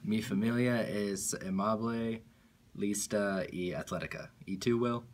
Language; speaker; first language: Spanish; non-native, learner; English